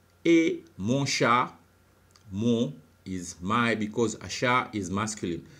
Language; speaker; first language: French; non-native, fluent; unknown